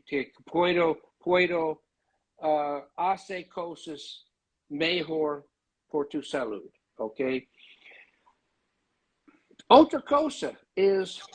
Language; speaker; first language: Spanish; non-native, learner; English